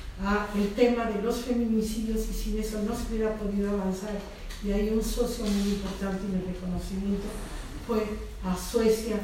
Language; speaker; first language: Spanish; native; Spanish